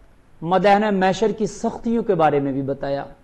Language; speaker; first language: Urdu; native; Urdu